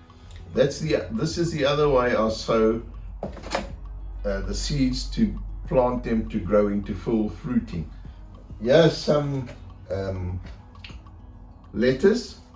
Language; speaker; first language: English; native; English